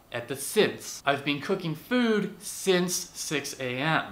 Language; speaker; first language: English; native; English